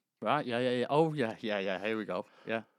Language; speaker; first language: English; native; English